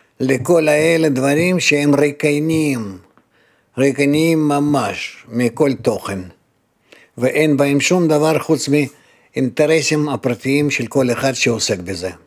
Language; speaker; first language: Hebrew; non-native, fluent; Russian